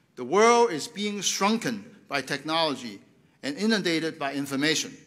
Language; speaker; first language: English; non-native, local second language; Cantonese